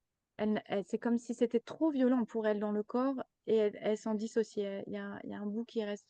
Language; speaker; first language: French; native; French